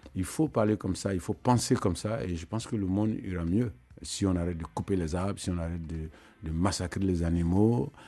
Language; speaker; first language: French; non-native, local second language; Mandingo